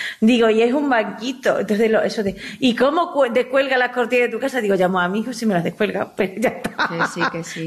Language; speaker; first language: Spanish; native; Spanish